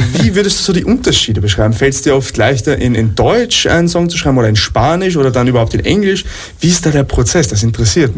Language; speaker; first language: German; native; German